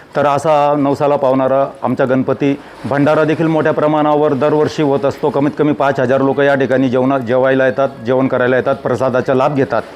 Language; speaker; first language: Marathi; native; Marathi